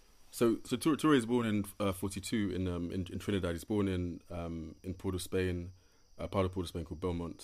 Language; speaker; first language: English; native; English